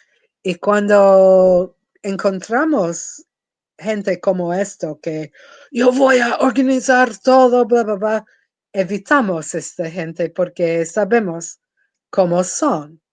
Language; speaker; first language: Spanish; non-native, fluent; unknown